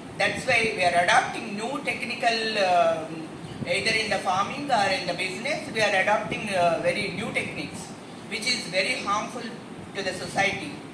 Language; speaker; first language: English; non-native, local second language; Telugu